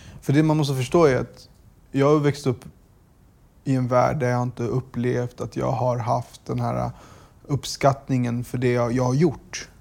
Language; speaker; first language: Swedish; early bilingual, other home language; Kurdish